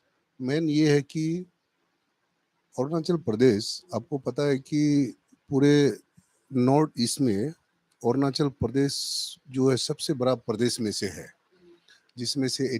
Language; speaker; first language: Hindi; non-native, local second language; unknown